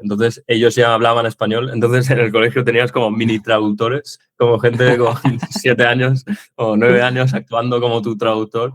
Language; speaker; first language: Spanish; early bilingual, other home language; English